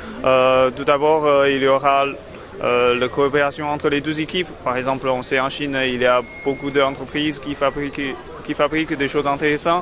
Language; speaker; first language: French; non-native, fluent; Chinese